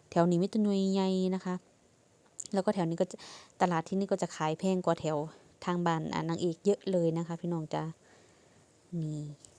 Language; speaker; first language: Thai; native; Thai